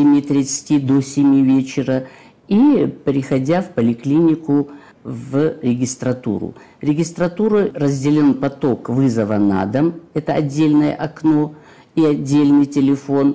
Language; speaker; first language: Russian; native; Russian